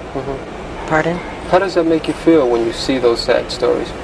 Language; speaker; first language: English; native; English